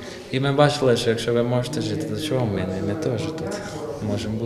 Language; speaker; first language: Ukrainian; non-native, fluent; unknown